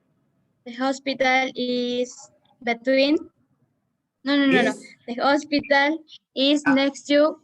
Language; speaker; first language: English; non-native, learner; Spanish